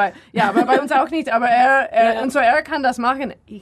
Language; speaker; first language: German; non-native, learner; English